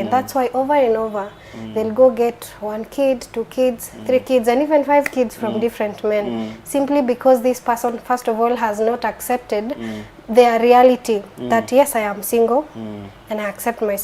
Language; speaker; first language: English; non-native, local second language; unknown